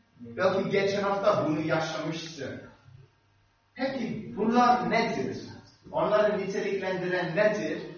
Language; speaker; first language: Turkish; non-native, fluent; English